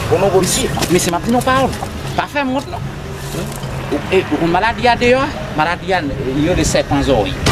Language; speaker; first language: French; non-native, learner; Haitian Creole